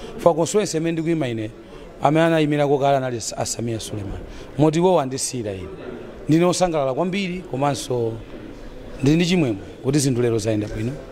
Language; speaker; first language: Nyanja; native; Nyanja